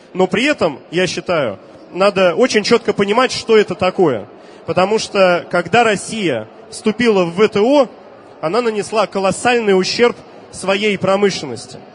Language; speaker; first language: Russian; native; Russian